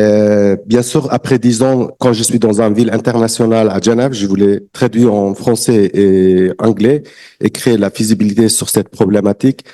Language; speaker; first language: French; non-native, learner; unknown